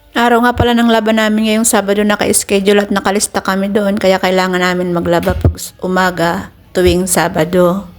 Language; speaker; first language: Filipino; native; Filipino